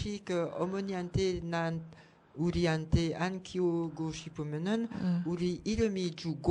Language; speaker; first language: Korean; non-native, learner; French